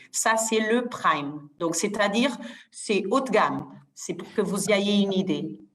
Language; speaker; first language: French; non-native, fluent; Portuguese